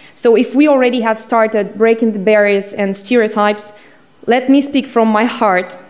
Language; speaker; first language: English; non-native, fluent; Russian